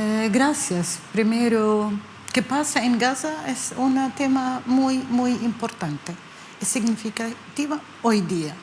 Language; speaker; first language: Spanish; non-native, learner; Arabic